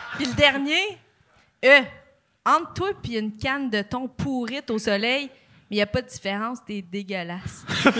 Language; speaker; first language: French; native; French